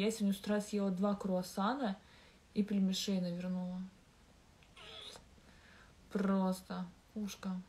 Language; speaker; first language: Russian; native; Russian